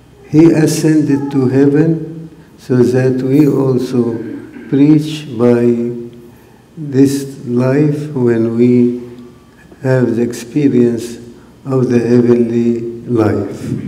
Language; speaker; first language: English; non-native, fluent; Arabic